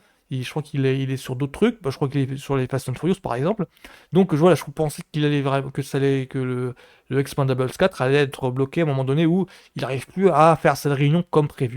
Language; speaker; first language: French; native; French